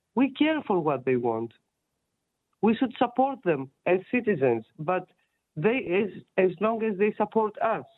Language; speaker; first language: English; non-native, fluent; Greek